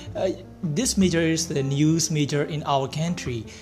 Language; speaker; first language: English; non-native, learner; Burmese